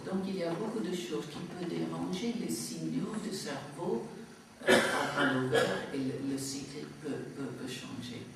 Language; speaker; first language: French; non-native, fluent; English